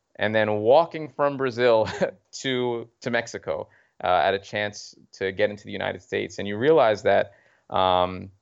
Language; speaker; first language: English; native; English